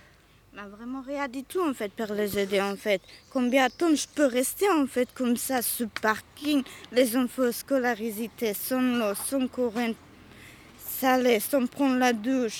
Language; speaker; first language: French; non-native, learner; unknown